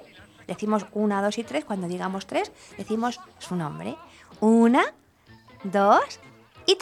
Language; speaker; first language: Spanish; native; Spanish